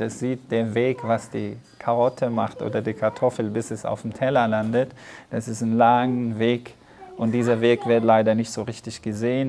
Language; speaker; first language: German; non-native, fluent; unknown